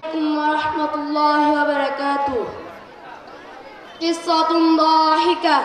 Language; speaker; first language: Arabic; non-native, learner; Bangla